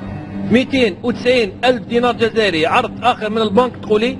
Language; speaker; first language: Arabic; native; Arabic